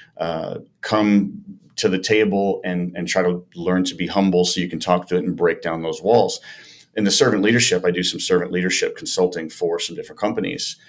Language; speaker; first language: English; native; English